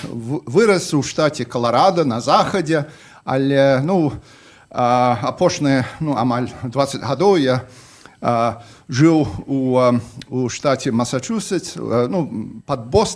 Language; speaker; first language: Belarusian; non-native, fluent; English